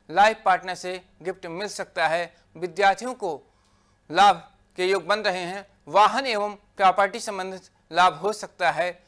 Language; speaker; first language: Hindi; native; Hindi